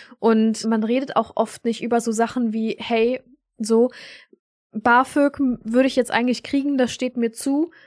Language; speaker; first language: German; early bilingual, other home language; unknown